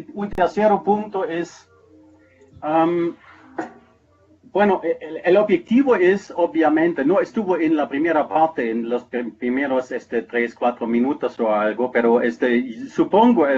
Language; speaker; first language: Spanish; non-native, fluent; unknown